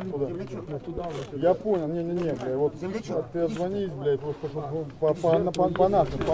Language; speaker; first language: Russian; native; Russian